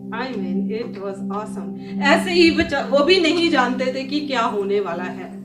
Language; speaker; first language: Hindi; native; Hindi